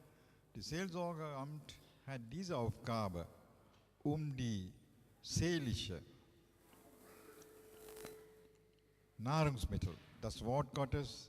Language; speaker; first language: German; non-native, fluent; Tamil